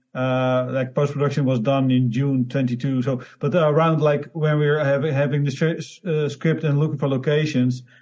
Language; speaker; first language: English; non-native, learner; Dutch